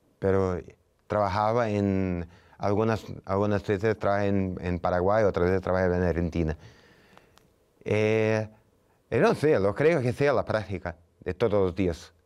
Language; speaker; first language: Spanish; non-native, fluent; Portuguese